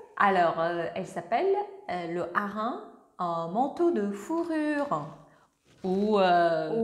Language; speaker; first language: French; non-native, fluent; Ukrainian